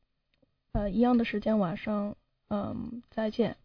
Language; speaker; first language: Chinese; early bilingual, heritage; Chinese